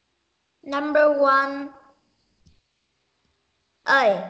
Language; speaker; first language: English; non-native, learner; Vietnamese